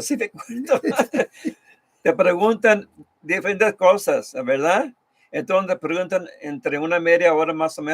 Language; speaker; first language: Spanish; early bilingual, heritage; Spanish